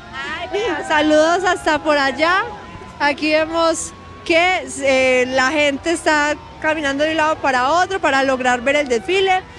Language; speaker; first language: Spanish; native; Spanish